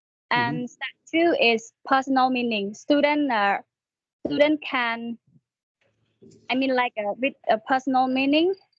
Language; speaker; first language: English; non-native, learner; Khmer